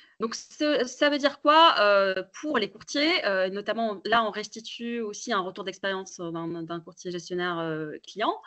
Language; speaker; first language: French; native; French